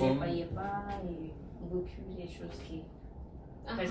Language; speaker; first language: French; non-native, learner; Spanish